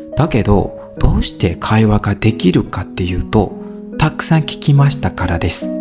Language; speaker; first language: Japanese; non-native, learner; Burmese